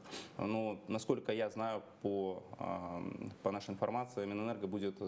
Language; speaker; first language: Russian; native; Russian